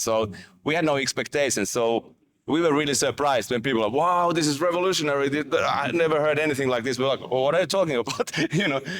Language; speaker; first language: English; non-native, fluent; Finnish